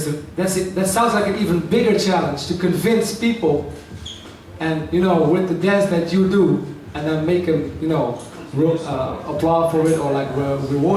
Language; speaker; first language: English; non-native, fluent; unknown